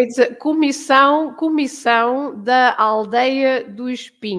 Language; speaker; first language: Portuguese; native; Portuguese